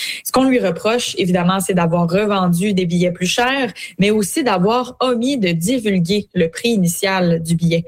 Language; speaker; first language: French; native; French